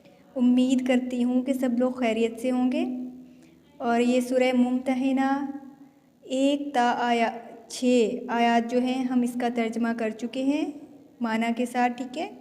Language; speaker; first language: Urdu; native; Urdu